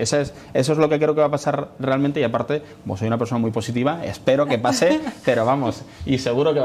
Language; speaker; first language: Spanish; native; Spanish